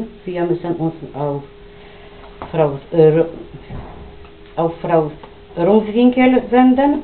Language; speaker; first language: German; non-native, local second language; Polish